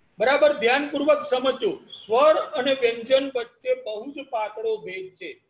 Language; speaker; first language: Gujarati; native; Gujarati